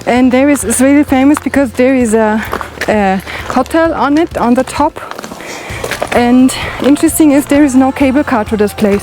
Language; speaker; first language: English; non-native, learner; German